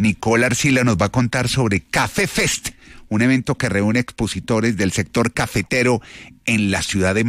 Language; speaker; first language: Spanish; native; Spanish